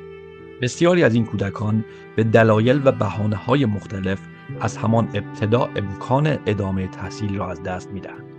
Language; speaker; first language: Persian; native; Persian